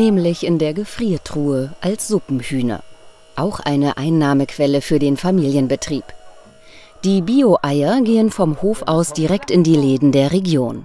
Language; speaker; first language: German; native; German